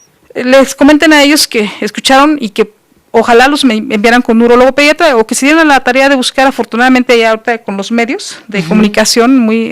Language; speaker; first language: Spanish; native; Spanish